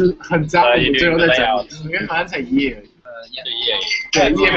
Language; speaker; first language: Chinese; native; Chinese